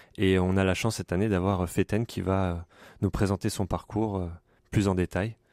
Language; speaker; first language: French; native; French